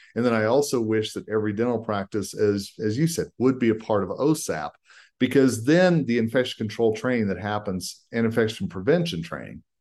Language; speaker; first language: English; native; English